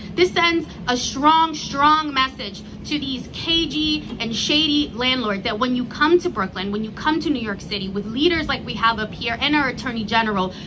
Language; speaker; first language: English; early bilingual, other home language; Spanish